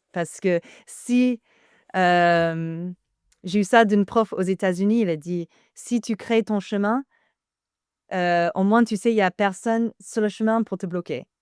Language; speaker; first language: French; non-native, fluent; English